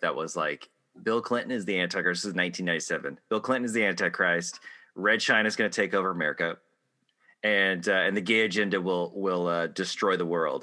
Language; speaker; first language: English; native; English